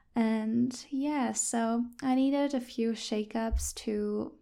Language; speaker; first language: English; non-native, fluent; German